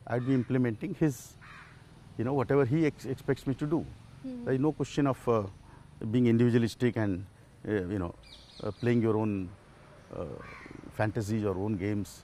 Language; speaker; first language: English; non-native, local second language; Odia